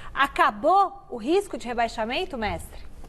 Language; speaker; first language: Portuguese; native; Portuguese